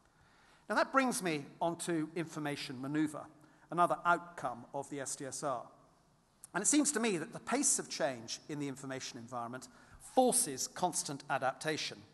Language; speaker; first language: English; native; English